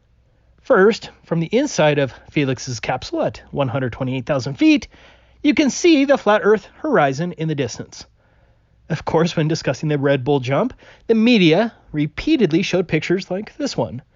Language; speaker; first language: English; native; English